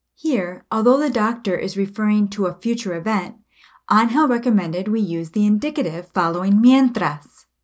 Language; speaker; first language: English; native; English